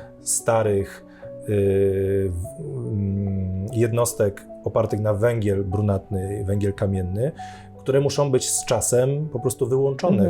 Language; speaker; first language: Polish; native; Polish